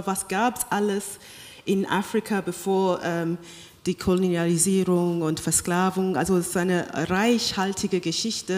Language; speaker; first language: German; non-native, fluent; English